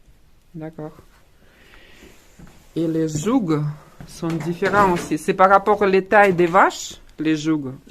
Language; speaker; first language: French; non-native, learner; Russian